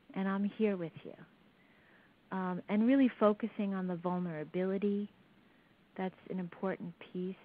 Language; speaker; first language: English; native; English